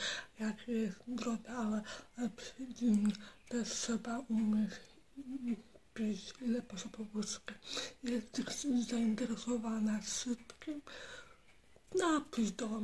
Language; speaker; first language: Polish; non-native, learner; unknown